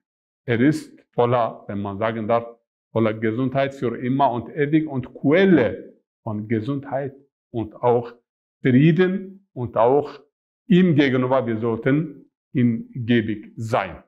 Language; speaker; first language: German; non-native, fluent; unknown